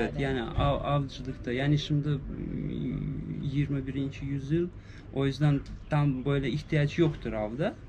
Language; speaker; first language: Turkish; non-native, fluent; Russian